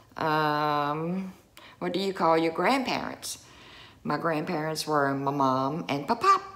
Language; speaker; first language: English; native; English